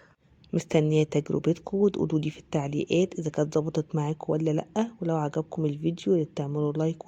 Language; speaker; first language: Arabic; native; Arabic